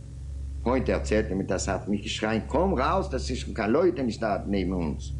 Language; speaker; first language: German; non-native, learner; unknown